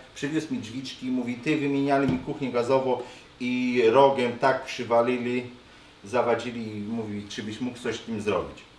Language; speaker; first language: Polish; native; Polish